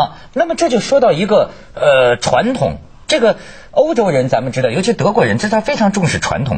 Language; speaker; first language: Chinese; native; Chinese